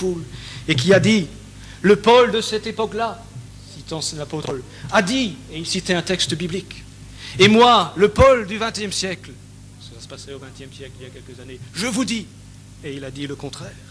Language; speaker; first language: French; native; French